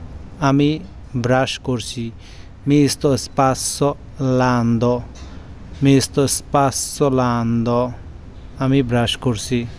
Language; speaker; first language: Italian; non-native, learner; Bangla